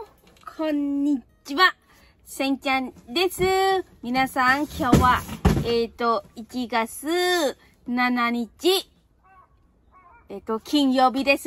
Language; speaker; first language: Japanese; non-native, learner; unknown